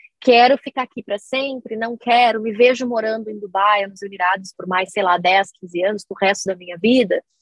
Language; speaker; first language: Portuguese; native; Portuguese